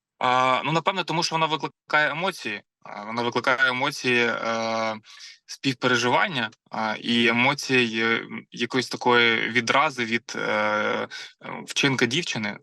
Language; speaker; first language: Ukrainian; non-native, local second language; Russian